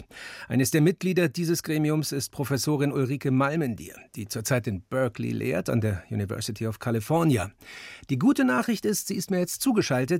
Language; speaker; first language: German; native; German